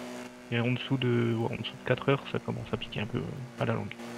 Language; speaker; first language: French; native; French